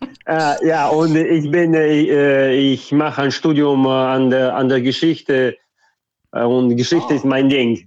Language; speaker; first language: German; non-native, fluent; Russian